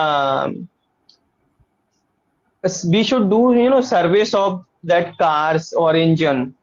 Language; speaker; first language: English; non-native, learner; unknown